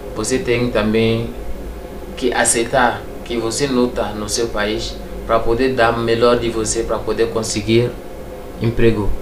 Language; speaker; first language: Portuguese; non-native, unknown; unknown